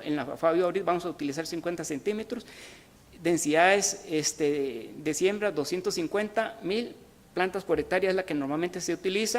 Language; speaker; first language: Spanish; native; Spanish